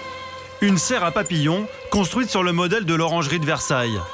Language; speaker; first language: French; native; French